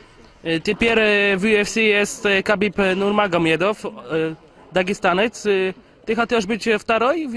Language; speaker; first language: Russian; non-native, learner; Polish